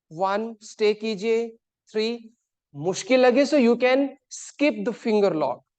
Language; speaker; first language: Hindi; native; Hindi